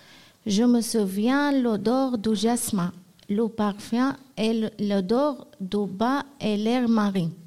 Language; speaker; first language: French; non-native, learner; Arabic